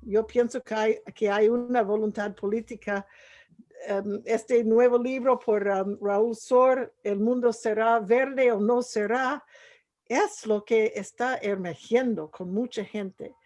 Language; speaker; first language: Spanish; non-native, fluent; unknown